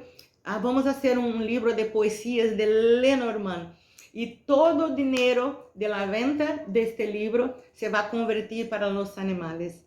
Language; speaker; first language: Spanish; non-native, fluent; Portuguese